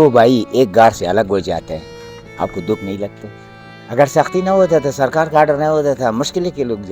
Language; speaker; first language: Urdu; early bilingual, other home language; Pashto